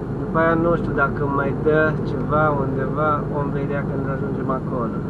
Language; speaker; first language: Romanian; non-native, local second language; Hungarian